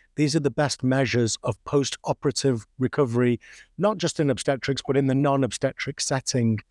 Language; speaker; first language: English; native; English